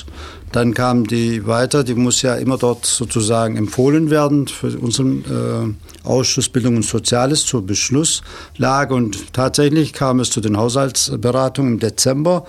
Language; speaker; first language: German; native; German